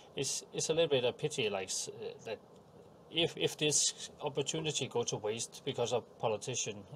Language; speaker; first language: English; non-native, fluent; Danish